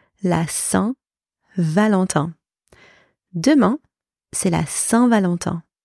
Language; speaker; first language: French; native; French